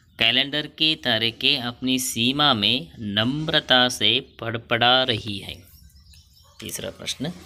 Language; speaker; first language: Hindi; non-native, local second language; Kannada